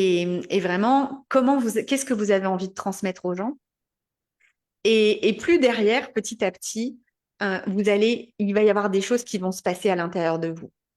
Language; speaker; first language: French; native; French